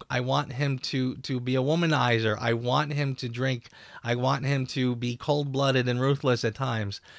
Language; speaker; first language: English; native; English